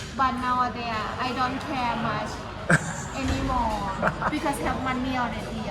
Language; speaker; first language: English; non-native, learner; Thai